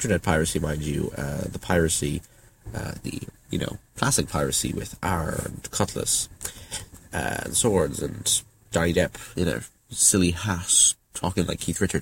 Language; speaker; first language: English; native; English